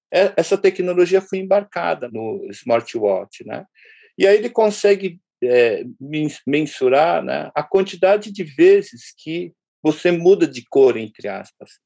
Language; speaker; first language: Portuguese; early bilingual, other home language; Japanese